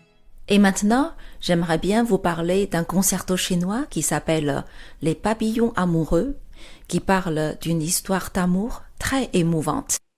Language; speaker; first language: French; non-native, fluent; Chinese